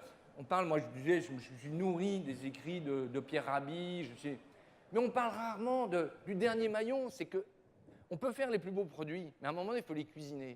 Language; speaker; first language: French; native; French